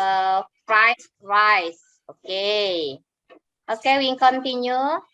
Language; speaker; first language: English; non-native, fluent; Indonesian